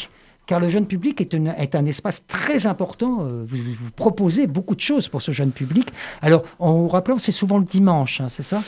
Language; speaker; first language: French; native; French